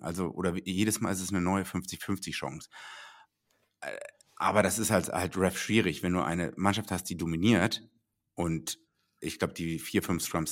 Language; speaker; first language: German; native; German